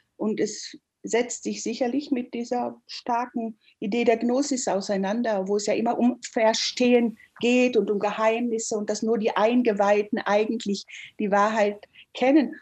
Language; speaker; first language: German; native; German